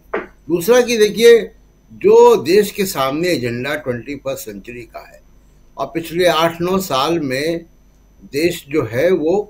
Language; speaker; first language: Hindi; native; Hindi